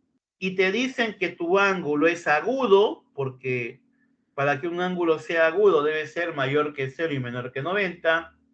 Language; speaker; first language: Spanish; native; Spanish